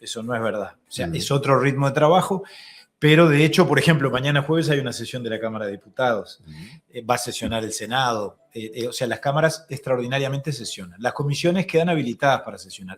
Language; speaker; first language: Spanish; native; Spanish